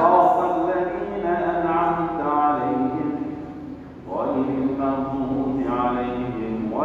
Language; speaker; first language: Indonesian; non-native, learner; Arabic